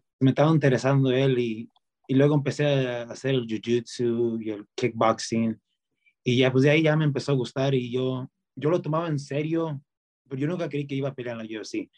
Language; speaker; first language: Spanish; early bilingual, heritage; Spanish